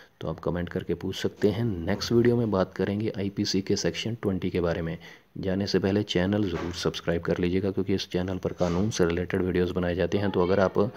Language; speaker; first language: Hindi; non-native, local second language; Punjabi